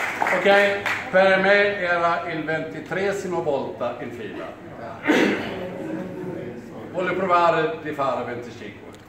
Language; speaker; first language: Italian; non-native, learner; Swedish